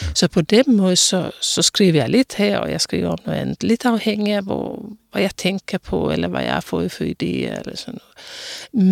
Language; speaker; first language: Danish; non-native, fluent; Finnish